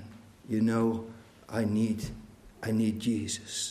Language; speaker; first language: English; non-native, fluent; Dutch